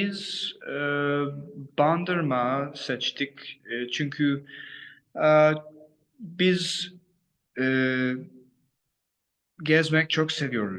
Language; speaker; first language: Turkish; non-native, learner; English